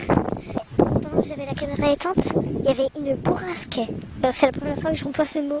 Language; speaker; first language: French; native; French